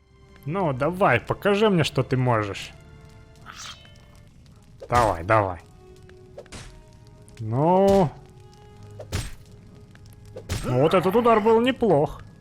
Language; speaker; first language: Russian; native; Russian